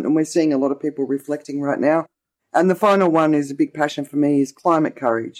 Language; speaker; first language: English; native; English